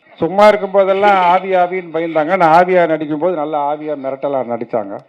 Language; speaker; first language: Tamil; native; Tamil